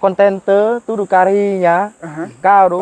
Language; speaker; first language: Portuguese; non-native, learner; Vietnamese